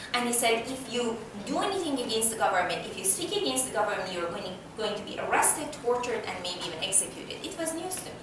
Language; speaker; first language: English; non-native, fluent; Persian